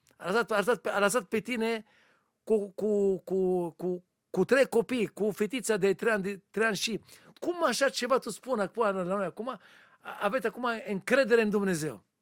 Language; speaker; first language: Romanian; non-native, learner; Hebrew